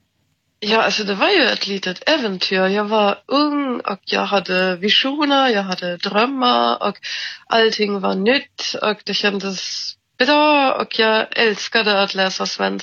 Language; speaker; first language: Swedish; non-native, fluent; German